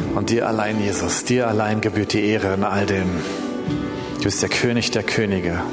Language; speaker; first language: German; native; German